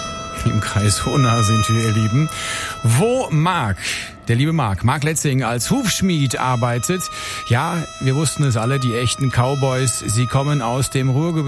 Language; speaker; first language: German; native; German